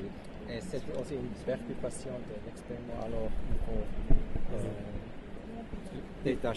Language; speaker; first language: French; non-native, fluent; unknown